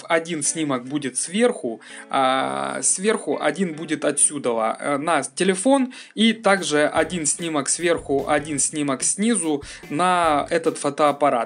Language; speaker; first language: Russian; native; Russian